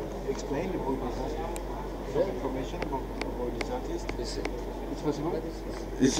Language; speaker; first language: English; non-native, learner; French